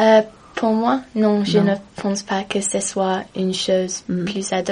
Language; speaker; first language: French; non-native, learner; English